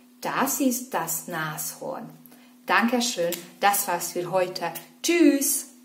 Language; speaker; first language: German; non-native, fluent; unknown